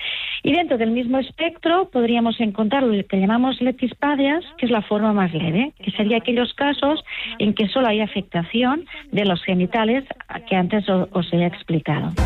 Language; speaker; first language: Spanish; native; Spanish